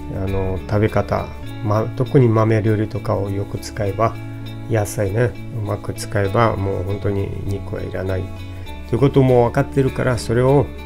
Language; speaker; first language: Japanese; non-native, fluent; Portuguese